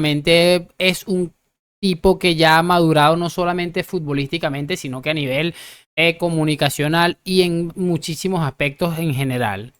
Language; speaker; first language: Spanish; native; Spanish